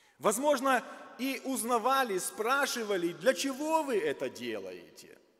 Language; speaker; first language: Russian; native; Russian